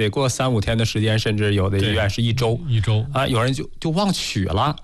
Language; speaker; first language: Chinese; native; Chinese